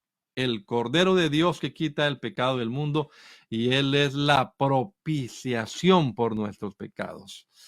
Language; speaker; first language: Spanish; native; Spanish